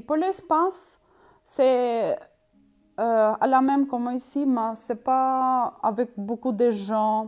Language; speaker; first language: French; non-native, learner; Albanian